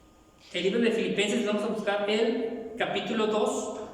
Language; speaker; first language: Spanish; native; Spanish